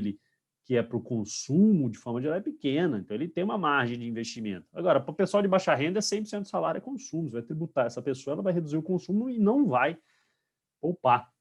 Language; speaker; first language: Portuguese; native; Portuguese